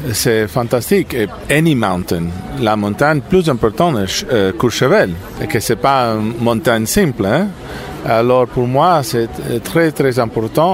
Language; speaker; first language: French; non-native, learner; Italian